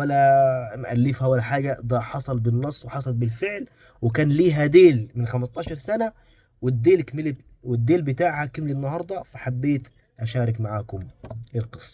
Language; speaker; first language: Arabic; native; Arabic